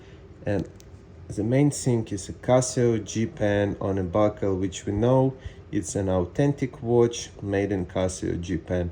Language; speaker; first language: English; non-native, fluent; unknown